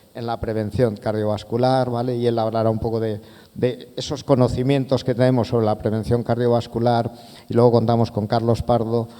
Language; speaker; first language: Spanish; non-native, local second language; Catalan